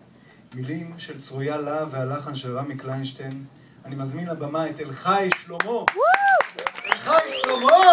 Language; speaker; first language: Hebrew; native; Hebrew